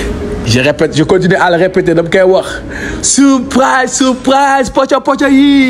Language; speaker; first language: French; non-native, local second language; Wolof